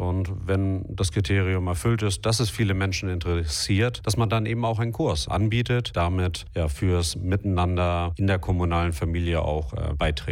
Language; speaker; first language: German; native; German